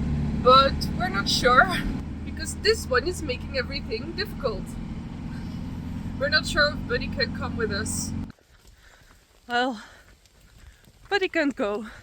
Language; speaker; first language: English; non-native, fluent; Dutch